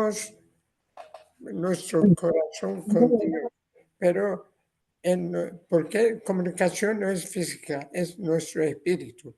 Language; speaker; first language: Spanish; non-native, learner; Persian